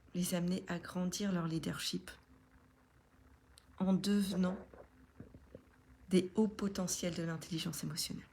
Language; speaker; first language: French; native; French